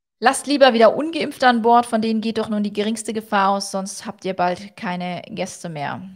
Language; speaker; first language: German; native; German